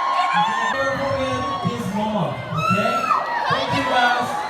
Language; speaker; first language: English; non-native, learner; Korean